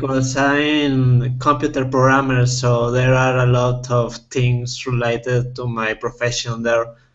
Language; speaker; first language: English; non-native, fluent; Spanish